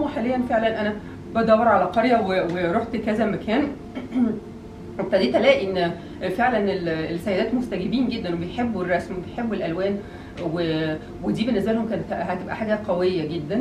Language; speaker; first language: Arabic; native; Arabic